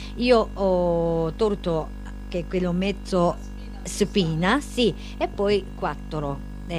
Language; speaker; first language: Italian; non-native, learner; Japanese